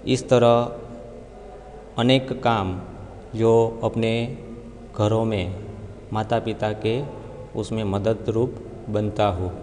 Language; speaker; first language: Hindi; non-native, local second language; Gujarati